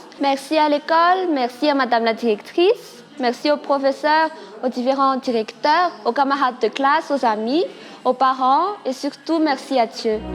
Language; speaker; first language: French; non-native, local second language; Malagasy